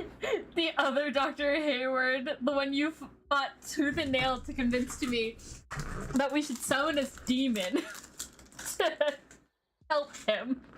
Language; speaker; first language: English; native; English